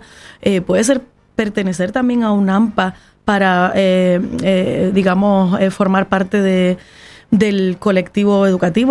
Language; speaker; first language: Spanish; native; Spanish